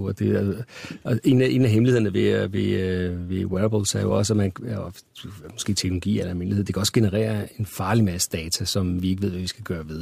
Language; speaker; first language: Danish; native; Danish